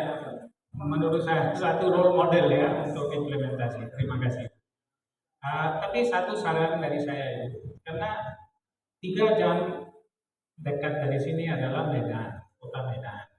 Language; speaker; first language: Indonesian; non-native, fluent; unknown